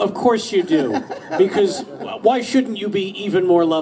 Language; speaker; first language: English; native; English